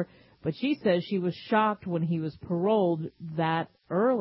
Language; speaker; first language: English; native; English